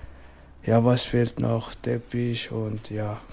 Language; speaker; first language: German; non-native, learner; French